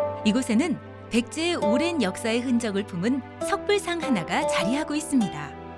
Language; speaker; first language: Korean; native; Korean